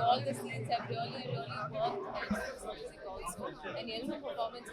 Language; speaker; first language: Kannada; non-native, learner; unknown